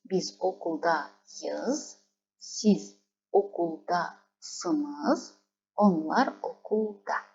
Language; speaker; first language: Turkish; non-native, fluent; Kazakh